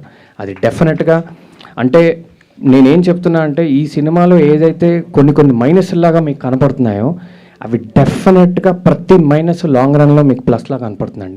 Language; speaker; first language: Telugu; native; Telugu